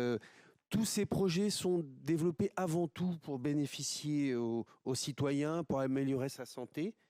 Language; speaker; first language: French; native; French